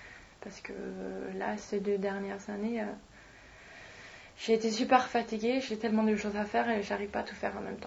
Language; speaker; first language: French; non-native, fluent; Swedish